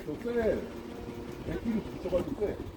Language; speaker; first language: Korean; native; Korean